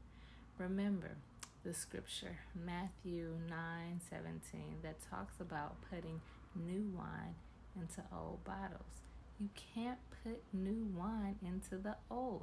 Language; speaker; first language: English; native; English